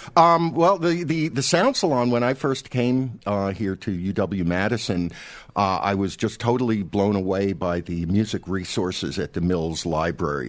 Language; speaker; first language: English; native; English